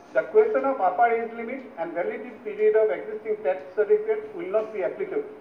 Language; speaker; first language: English; non-native, local second language; Assamese